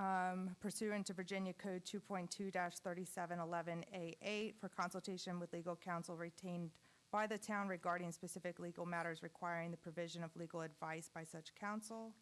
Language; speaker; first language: English; native; English